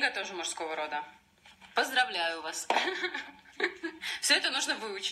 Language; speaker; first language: Russian; native; Russian